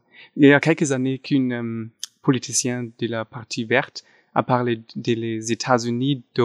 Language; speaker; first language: French; non-native, fluent; German